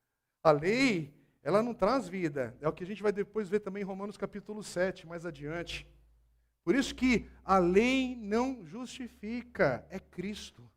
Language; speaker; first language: Portuguese; native; Portuguese